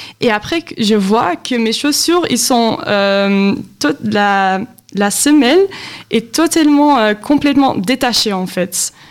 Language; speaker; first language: French; non-native, local second language; Dutch